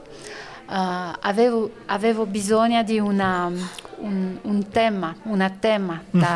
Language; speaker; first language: Italian; non-native, learner; French